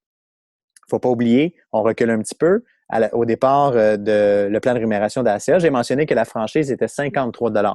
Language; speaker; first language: French; native; French